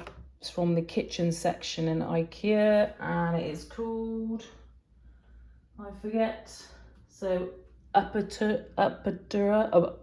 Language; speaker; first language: English; native; English